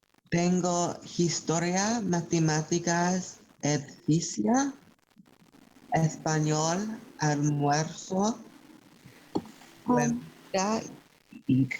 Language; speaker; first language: Spanish; non-native, learner; English